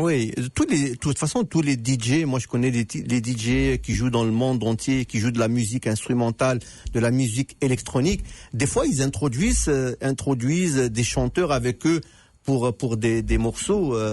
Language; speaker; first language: French; native; French